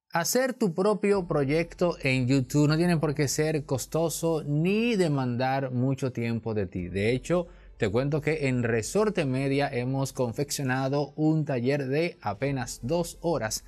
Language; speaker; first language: Spanish; native; Spanish